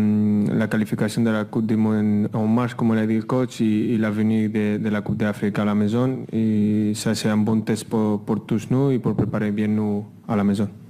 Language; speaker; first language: French; non-native, fluent; Spanish